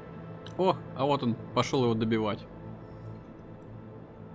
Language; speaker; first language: Russian; native; Russian